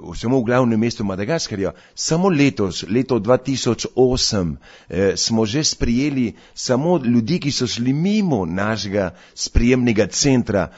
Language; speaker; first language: Slovenian; early bilingual, heritage; Slovenian